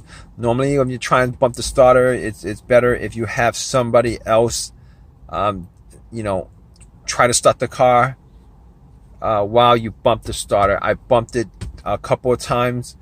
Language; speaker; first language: English; native; English